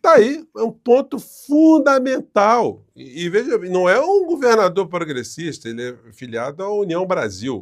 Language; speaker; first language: Portuguese; native; Portuguese